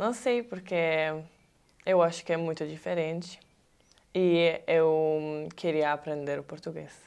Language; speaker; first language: Portuguese; non-native, learner; Italian